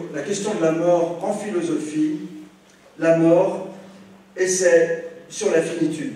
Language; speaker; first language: French; native; French